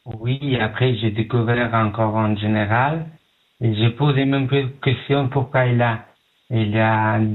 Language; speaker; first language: French; non-native, learner; Pashto